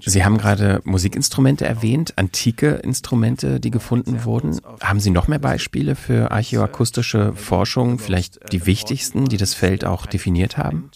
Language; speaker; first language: German; native; German